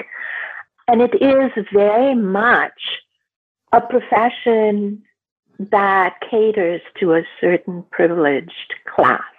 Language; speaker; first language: English; non-native, local second language; Gujarati